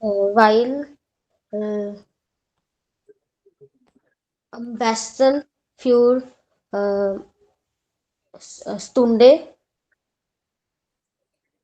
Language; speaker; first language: German; non-native, learner; Hindi